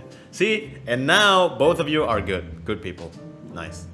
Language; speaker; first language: English; non-native, fluent; Indonesian